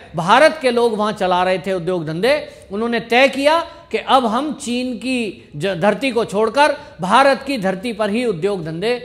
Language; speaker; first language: Hindi; native; Hindi